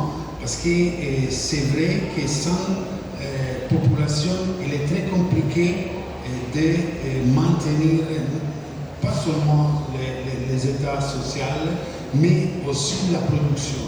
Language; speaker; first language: French; non-native, fluent; Italian